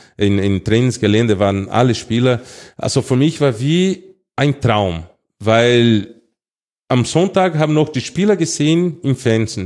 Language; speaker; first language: German; non-native, fluent; Portuguese